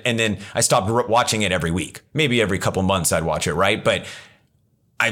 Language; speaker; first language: English; native; English